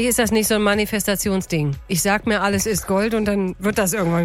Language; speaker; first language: German; native; German